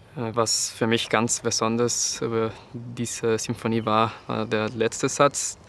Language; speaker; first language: German; non-native, fluent; Spanish